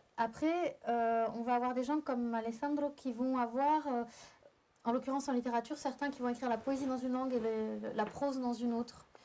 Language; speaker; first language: French; native; French